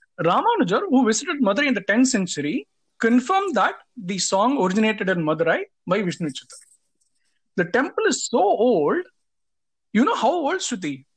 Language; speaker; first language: English; non-native, local second language; Tamil